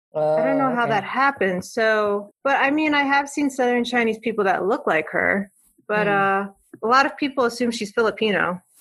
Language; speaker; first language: English; native; English